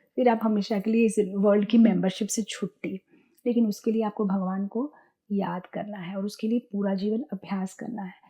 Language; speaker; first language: Hindi; non-native, local second language; Gujarati